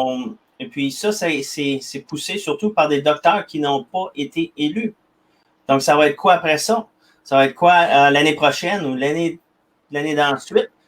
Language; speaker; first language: French; native; French